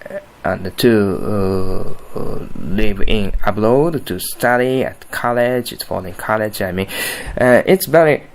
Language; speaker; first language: English; non-native, learner; Japanese